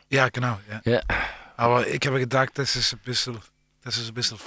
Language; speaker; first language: German; non-native, learner; English